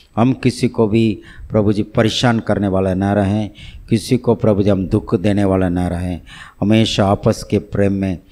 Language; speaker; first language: Hindi; non-native, local second language; Tamil